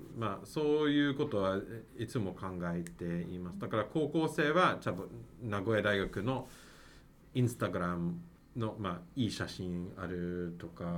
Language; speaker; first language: Japanese; non-native, fluent; English